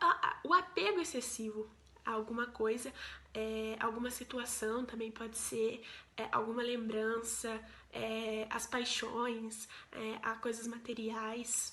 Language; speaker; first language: Portuguese; native; Portuguese